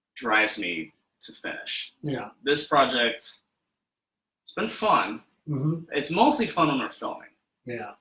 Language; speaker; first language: English; native; English